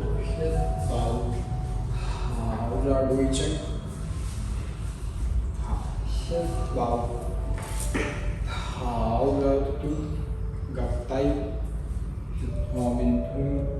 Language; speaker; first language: Vietnamese; non-native, fluent; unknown